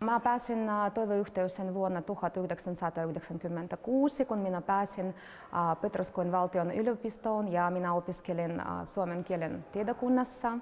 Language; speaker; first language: Finnish; non-native, fluent; Russian